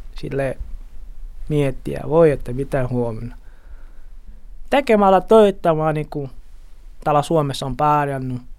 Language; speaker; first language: Finnish; non-native, learner; Portuguese